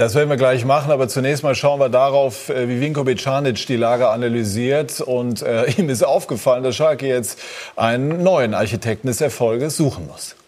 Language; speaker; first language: German; native; German